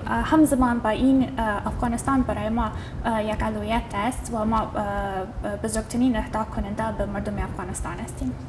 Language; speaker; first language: Persian; non-native, fluent; English